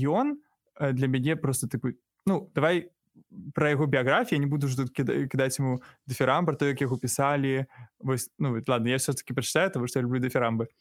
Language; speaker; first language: Belarusian; non-native, local second language; Russian